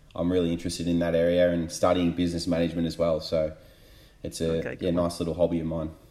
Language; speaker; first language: English; native; English